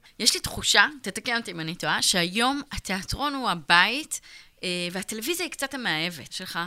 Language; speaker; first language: Hebrew; native; Hebrew